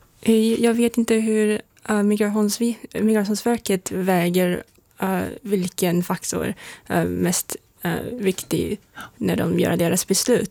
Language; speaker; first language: Swedish; non-native, fluent; Chinese